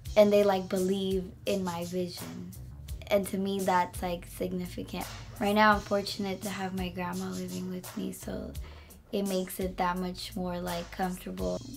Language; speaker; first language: English; early bilingual, other home language; Spanish